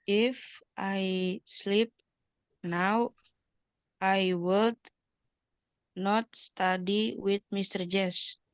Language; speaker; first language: English; non-native, learner; Indonesian